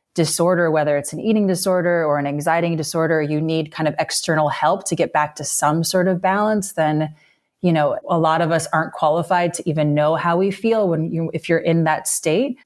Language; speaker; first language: English; native; English